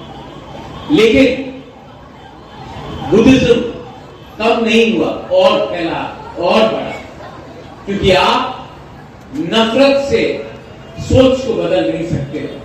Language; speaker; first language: Hindi; non-native, local second language; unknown